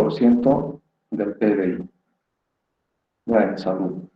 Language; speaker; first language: Spanish; native; Spanish